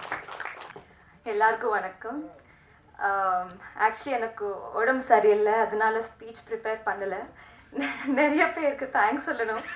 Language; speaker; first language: Tamil; non-native, learner; Telugu